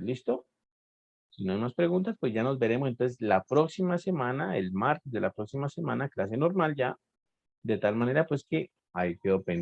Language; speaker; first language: Spanish; native; Spanish